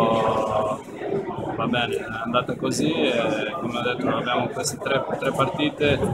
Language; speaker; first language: Italian; non-native, fluent; Serbian